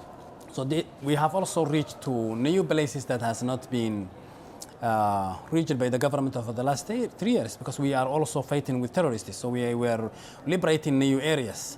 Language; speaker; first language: English; non-native, local second language; Somali